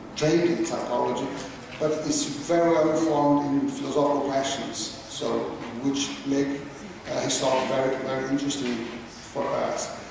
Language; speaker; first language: English; non-native, fluent; Portuguese